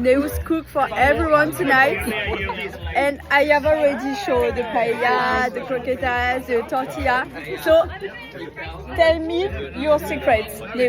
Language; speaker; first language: English; non-native, learner; French